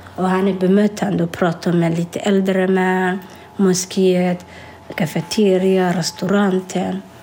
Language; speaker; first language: Swedish; non-native, learner; Somali